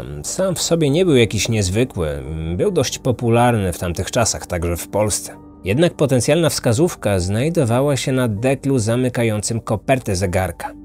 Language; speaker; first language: Polish; native; Polish